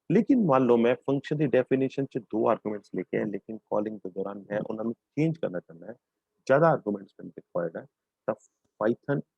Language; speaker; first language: Hindi; non-native, local second language; Punjabi